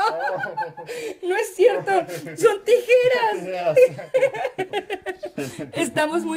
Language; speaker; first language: Spanish; native; Spanish